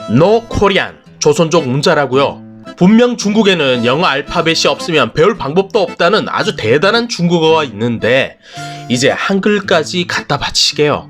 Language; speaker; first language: Korean; native; Korean